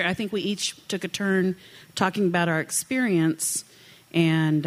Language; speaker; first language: English; native; English